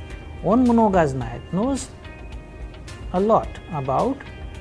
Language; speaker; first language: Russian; non-native, fluent; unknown